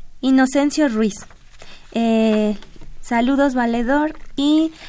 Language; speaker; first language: Spanish; native; Spanish